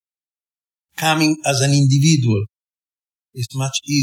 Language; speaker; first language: English; non-native, fluent; Spanish